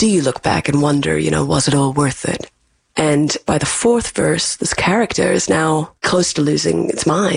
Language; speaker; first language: English; native; English